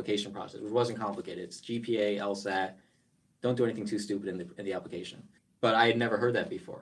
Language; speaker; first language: English; native; English